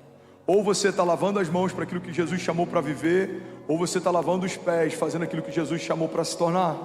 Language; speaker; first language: Portuguese; native; Portuguese